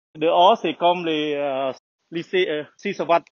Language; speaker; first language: French; non-native, learner; Khmer